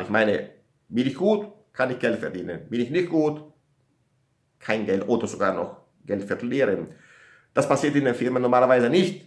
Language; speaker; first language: German; non-native, learner; Italian